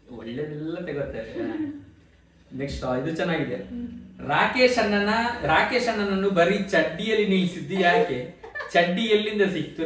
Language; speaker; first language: Kannada; non-native, local second language; Tulu